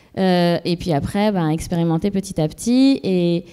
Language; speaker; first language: French; native; French